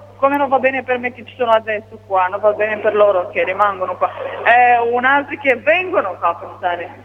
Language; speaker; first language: Italian; non-native, learner; Romanian